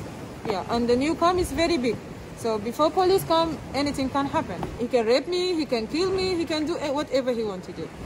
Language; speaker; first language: English; non-native, fluent; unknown